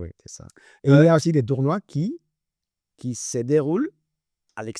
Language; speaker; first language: French; non-native, fluent; Spanish